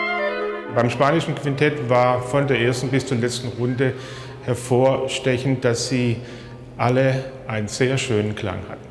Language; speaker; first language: German; native; German